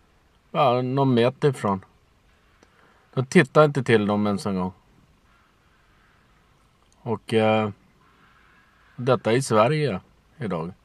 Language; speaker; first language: Swedish; native; Swedish